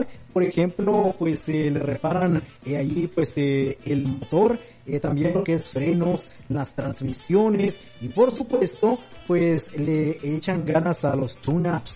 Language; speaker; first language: Spanish; native; Spanish